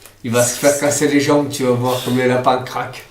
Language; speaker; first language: French; native; French